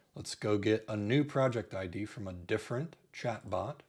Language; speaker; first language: English; native; English